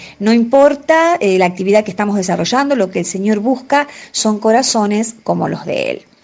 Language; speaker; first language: Spanish; native; Spanish